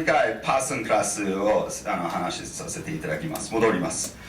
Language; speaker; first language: Japanese; non-native, fluent; English